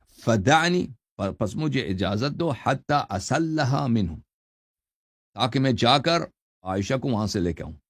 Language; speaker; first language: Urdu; non-native, fluent; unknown